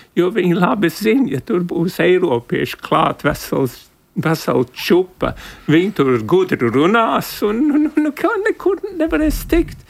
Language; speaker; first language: Latvian; early bilingual, heritage; Latvian